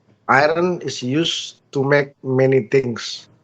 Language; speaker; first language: English; non-native, learner; Indonesian